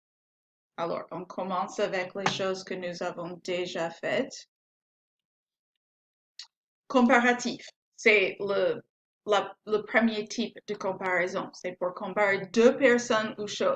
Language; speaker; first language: French; non-native, fluent; English